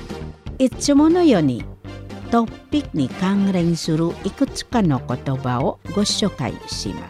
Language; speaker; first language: Japanese; non-native, fluent; Indonesian